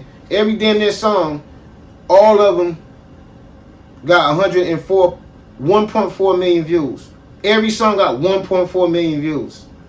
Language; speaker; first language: English; native; English